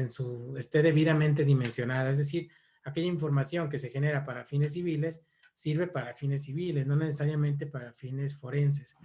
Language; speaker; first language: Spanish; native; Spanish